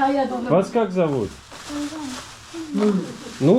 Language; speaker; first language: Russian; native; Russian